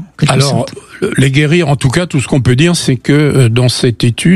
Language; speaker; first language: French; native; French